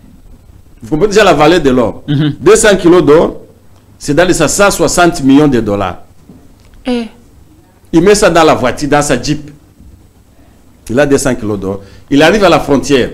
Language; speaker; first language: French; non-native, local second language; Swahili